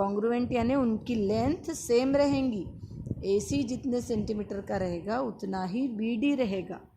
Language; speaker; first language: Hindi; non-native, local second language; Marathi